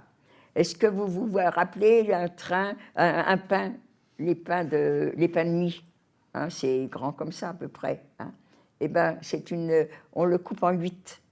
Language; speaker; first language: French; native; French